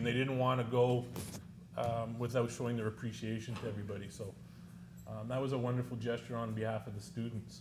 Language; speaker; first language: English; native; English